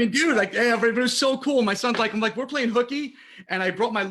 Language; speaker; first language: English; native; English